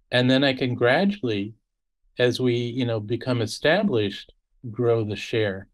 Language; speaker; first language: English; native; English